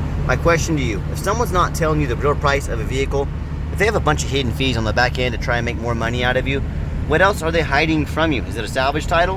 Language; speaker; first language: English; native; English